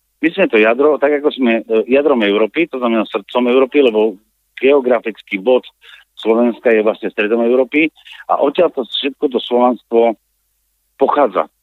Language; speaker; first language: Slovak; native; Slovak